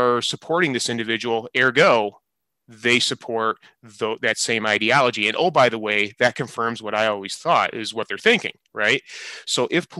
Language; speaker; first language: English; native; English